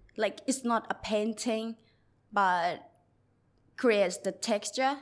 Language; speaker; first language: English; non-native, learner; Thai